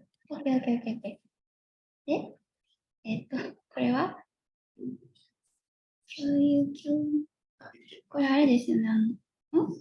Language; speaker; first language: Japanese; native; Japanese